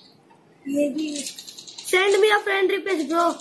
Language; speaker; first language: English; non-native, learner; Hindi